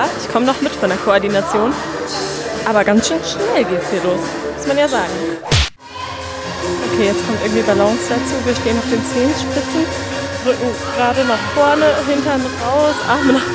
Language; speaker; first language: German; native; German